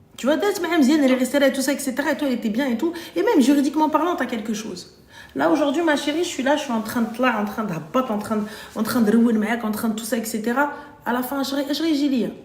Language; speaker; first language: French; early bilingual, other home language; Arabic